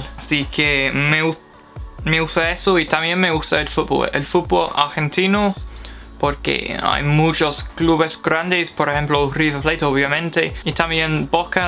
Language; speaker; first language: Spanish; non-native, fluent; English